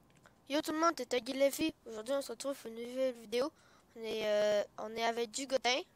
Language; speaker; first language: French; native; French